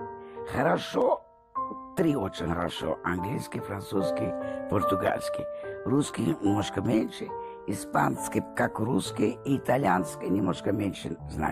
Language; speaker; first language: Russian; early bilingual, heritage; Russian